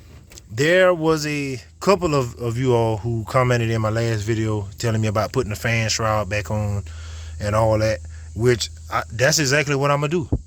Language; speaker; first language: English; native; English